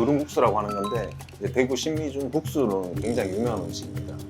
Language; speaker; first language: Korean; native; Korean